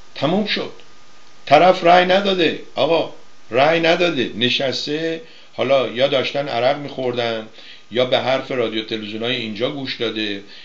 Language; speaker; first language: Persian; native; Persian